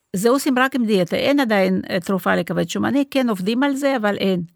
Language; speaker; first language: Hebrew; non-native, fluent; Russian